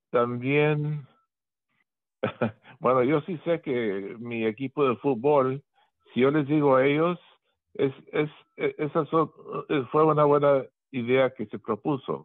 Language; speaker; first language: Spanish; early bilingual, heritage; Spanish